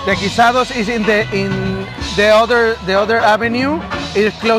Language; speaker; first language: English; non-native, learner; Spanish